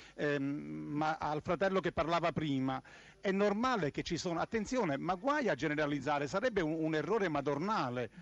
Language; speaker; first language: Italian; native; Italian